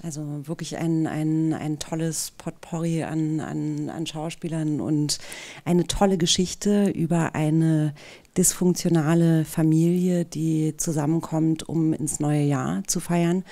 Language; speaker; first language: German; native; German